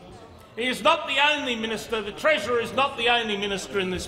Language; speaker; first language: English; native; English